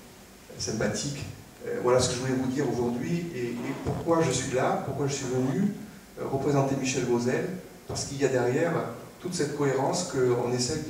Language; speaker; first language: French; native; French